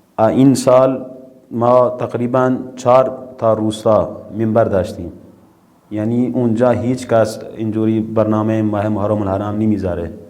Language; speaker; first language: Persian; non-native, fluent; Urdu